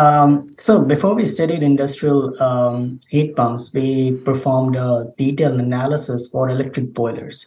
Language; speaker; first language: English; non-native, local second language; Urdu